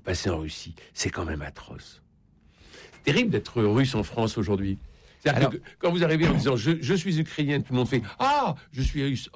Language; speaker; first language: French; native; French